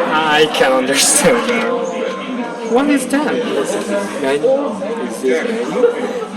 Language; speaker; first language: English; non-native, learner; Korean